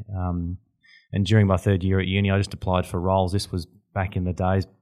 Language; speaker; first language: English; native; English